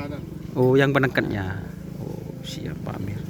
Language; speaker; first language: Malay; native; Malay